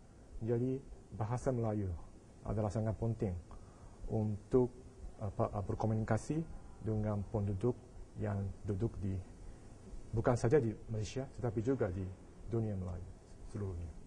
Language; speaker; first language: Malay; non-native, fluent; Japanese